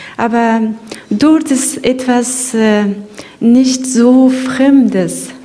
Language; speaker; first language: German; non-native, learner; Persian